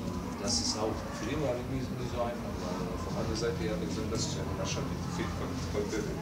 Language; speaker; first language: German; non-native, learner; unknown